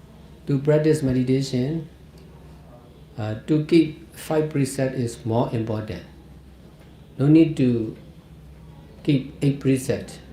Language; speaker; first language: English; non-native, fluent; Burmese